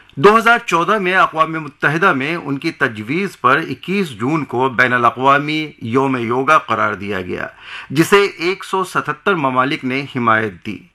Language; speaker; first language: Urdu; native; Urdu